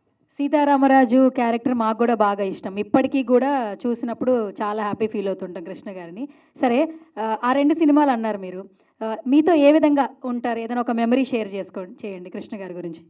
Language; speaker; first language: Telugu; native; Telugu